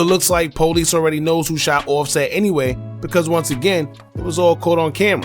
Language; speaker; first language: English; native; English